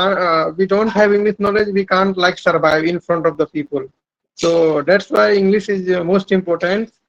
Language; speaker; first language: English; non-native, learner; Hindi